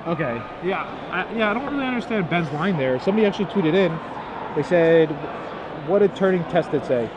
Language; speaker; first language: English; native; English